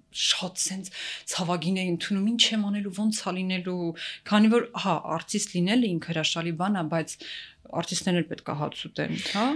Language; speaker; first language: Armenian; native; Armenian